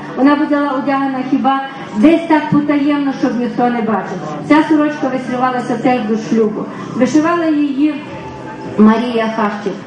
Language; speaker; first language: Ukrainian; native; Ukrainian